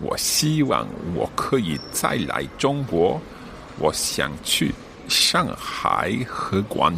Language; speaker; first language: Chinese; non-native, learner; English